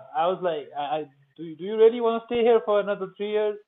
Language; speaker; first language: English; non-native, local second language; Nepali